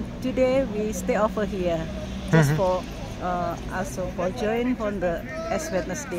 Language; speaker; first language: English; non-native, learner; Indonesian